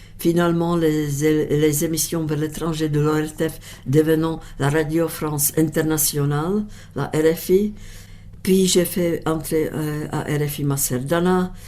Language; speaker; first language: French; non-native, fluent; Czech